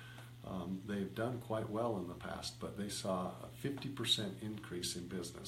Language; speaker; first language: English; native; English